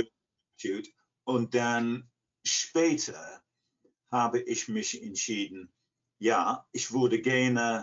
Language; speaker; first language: German; non-native, fluent; English